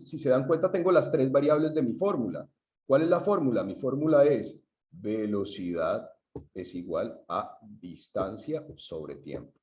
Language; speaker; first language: Spanish; native; Spanish